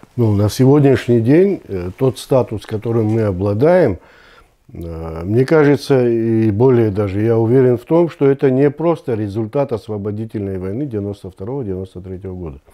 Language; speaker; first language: Russian; non-native, local second language; Abkhazian